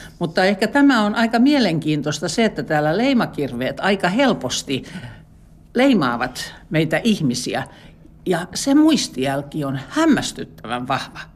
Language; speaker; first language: Finnish; native; Finnish